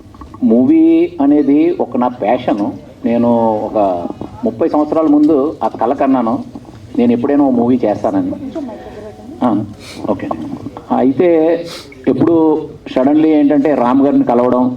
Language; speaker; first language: Telugu; native; Telugu